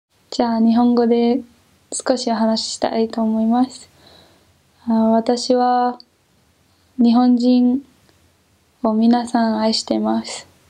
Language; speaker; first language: Japanese; non-native, fluent; English